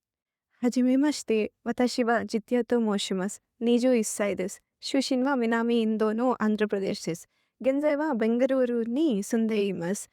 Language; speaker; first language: Japanese; non-native, learner; Telugu